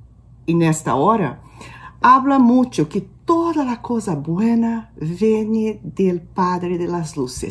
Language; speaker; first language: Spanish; non-native, learner; Portuguese